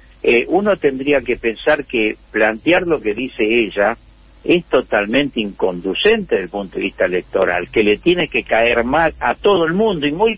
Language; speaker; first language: Spanish; native; Spanish